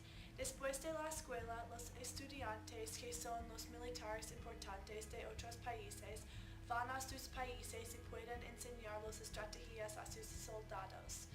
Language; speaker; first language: Spanish; non-native, learner; English